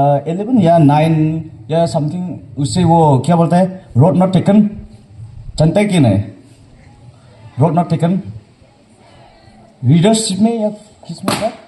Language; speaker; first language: Hindi; non-native, local second language; Garo